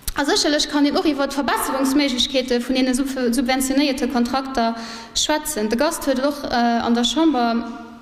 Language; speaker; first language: Luxembourgish; early bilingual, other home language; Portuguese